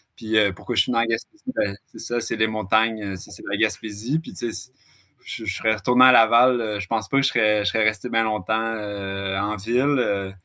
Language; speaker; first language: French; native; French